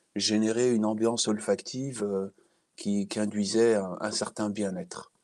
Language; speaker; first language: French; native; French